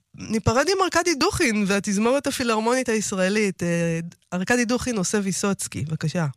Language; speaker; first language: Hebrew; native; Hebrew